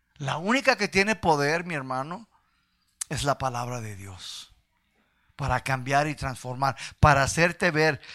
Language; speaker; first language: Spanish; early bilingual, heritage; Spanish